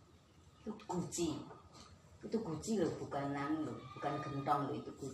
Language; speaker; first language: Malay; non-native, local second language; Javanese